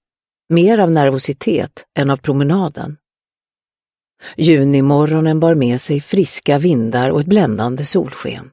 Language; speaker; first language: Swedish; native; Swedish